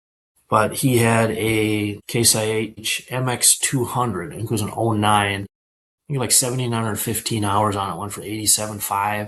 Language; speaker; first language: English; native; English